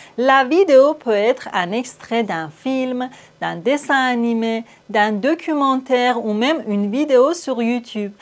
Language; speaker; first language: French; non-native, fluent; Persian